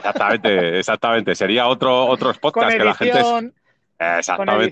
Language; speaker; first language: Spanish; native; Spanish